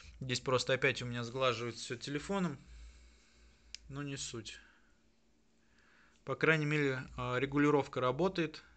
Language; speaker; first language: Russian; native; Russian